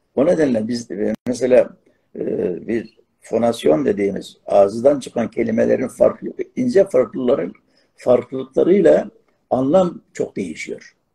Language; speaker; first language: Turkish; non-native, local second language; Arabic